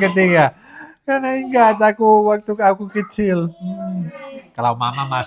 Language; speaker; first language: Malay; non-native, learner; Catalan